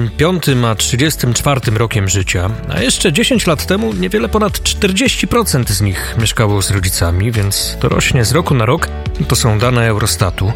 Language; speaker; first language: Polish; native; Polish